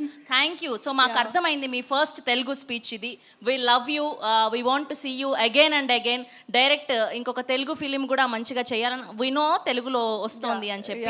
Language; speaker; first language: Telugu; native; Telugu